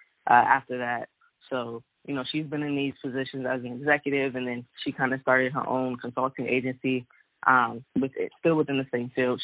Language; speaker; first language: English; native; English